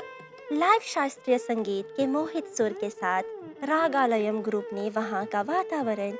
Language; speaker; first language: Hindi; non-native, local second language; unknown